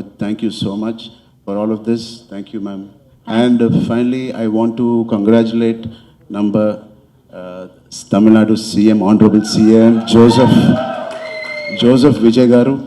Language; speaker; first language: Tamil; non-native, learner; Telugu